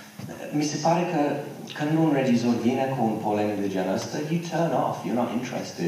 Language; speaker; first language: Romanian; non-native, fluent; English